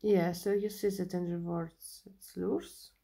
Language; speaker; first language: English; non-native, learner; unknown